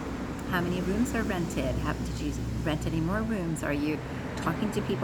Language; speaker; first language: English; native; English